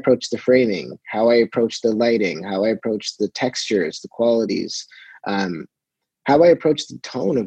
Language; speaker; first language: English; native; English